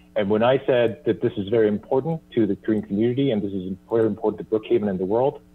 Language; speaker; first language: English; early bilingual, other home language; Korean